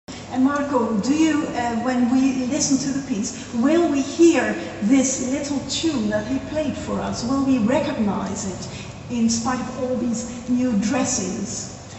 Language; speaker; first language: English; non-native, fluent; Dutch